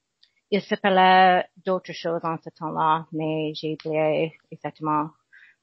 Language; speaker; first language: French; non-native, learner; English